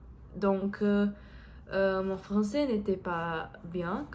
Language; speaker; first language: French; non-native, learner; Portuguese